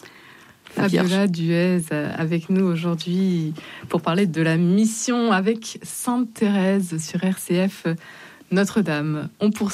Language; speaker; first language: French; native; French